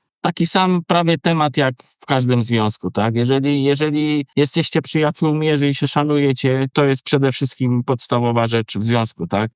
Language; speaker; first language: Polish; native; Polish